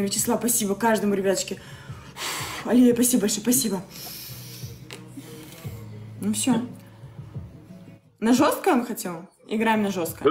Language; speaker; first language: Russian; native; Russian